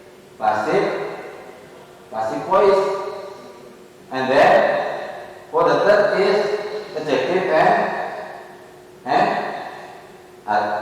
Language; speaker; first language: English; non-native, learner; Indonesian